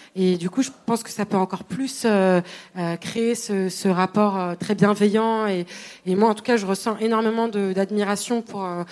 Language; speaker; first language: French; non-native, local second language; Arabic